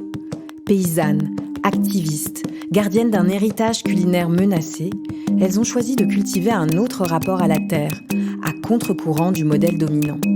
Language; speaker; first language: French; native; French